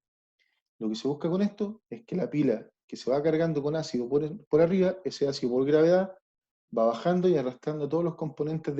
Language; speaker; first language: Spanish; native; Spanish